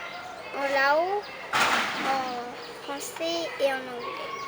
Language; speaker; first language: French; non-native, learner; Lao